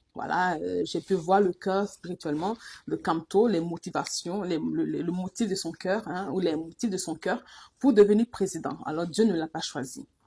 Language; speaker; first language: French; non-native, local second language; Duala